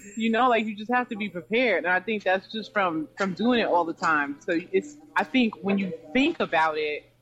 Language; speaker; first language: English; native; English